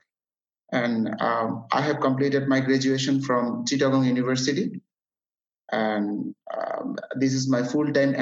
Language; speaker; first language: English; non-native, local second language; Bangla